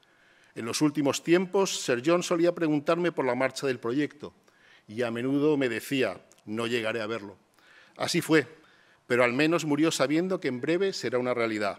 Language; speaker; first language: Spanish; native; Spanish